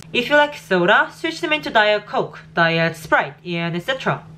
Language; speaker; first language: English; non-native, fluent; Korean